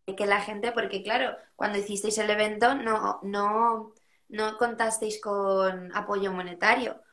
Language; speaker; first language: Spanish; native; Spanish